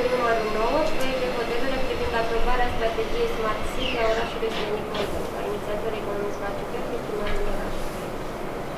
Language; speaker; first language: Romanian; native; Romanian